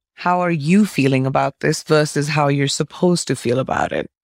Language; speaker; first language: English; non-native, local second language; Hindi